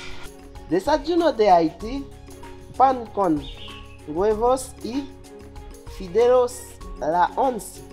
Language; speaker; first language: Spanish; non-native, learner; Haitian Creole